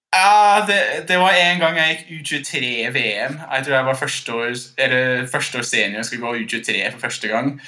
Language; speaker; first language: Norwegian; non-native, fluent; English